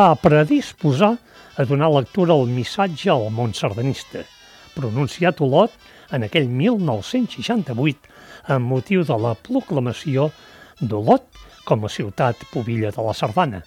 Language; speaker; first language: Catalan; native; Catalan